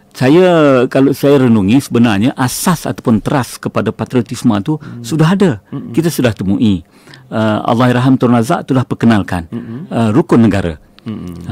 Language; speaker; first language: Malay; native; Malay